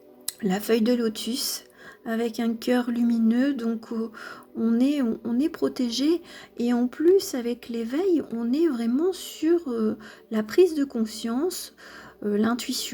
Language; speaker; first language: French; native; French